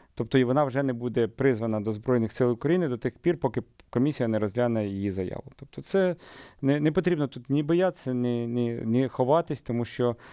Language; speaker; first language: Ukrainian; native; Ukrainian